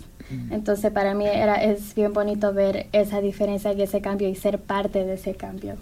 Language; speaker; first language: Spanish; early bilingual, heritage; Spanish